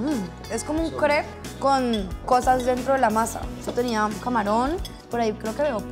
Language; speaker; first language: Spanish; native; Spanish